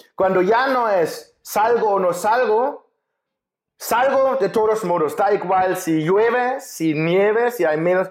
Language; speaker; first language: Spanish; non-native, fluent; German